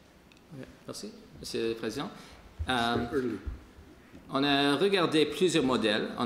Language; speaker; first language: French; non-native, local second language; English